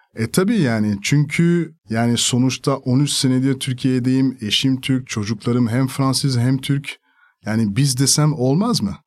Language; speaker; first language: Turkish; non-native, fluent; French